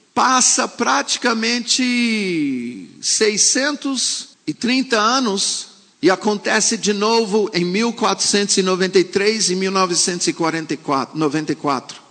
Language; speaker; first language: Portuguese; non-native, fluent; English